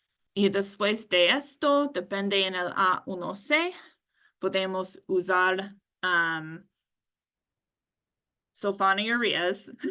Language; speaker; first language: Spanish; non-native, learner; English